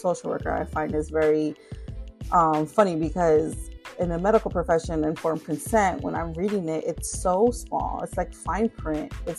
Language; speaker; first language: English; early bilingual, other home language; Spanish